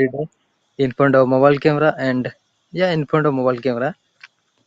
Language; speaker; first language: English; non-native, learner; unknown